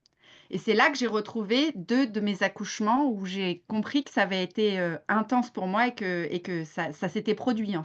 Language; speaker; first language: French; native; French